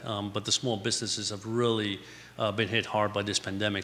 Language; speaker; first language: English; early bilingual, other home language; Spanish